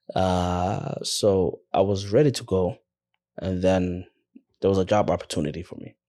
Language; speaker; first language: English; early bilingual, other home language; Somali